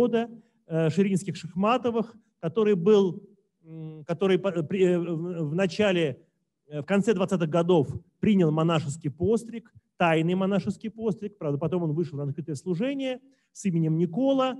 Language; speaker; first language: Russian; native; Russian